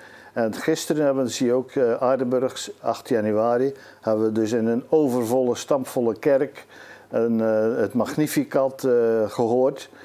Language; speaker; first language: Dutch; native; Dutch